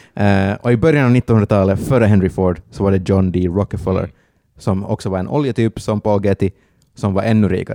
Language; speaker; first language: Swedish; native; Swedish